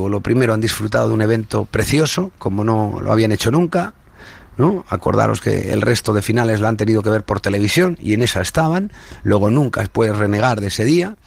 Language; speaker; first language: Spanish; native; Spanish